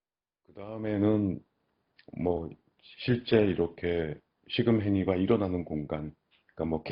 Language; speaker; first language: Korean; native; Korean